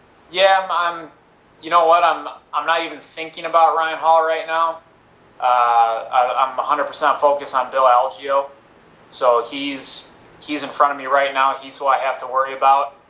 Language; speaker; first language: English; early bilingual, other home language; Spanish